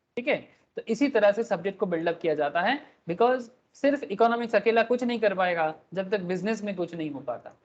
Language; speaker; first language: Hindi; non-native, local second language; Bangla